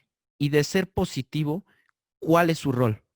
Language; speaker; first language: Spanish; native; Spanish